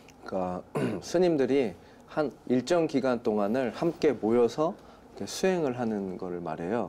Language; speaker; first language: Korean; native; Korean